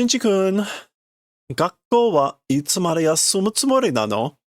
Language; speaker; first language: Japanese; non-native, learner; English